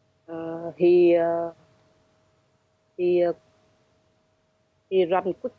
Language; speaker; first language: English; non-native, learner; Vietnamese